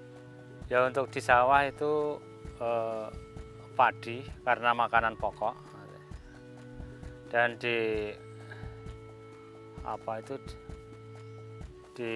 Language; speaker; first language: Indonesian; non-native, local second language; Javanese